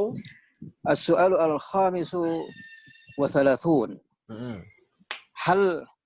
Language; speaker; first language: Arabic; non-native, learner; Indonesian